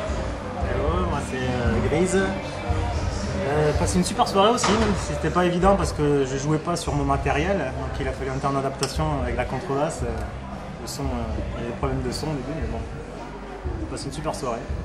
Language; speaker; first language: French; native; French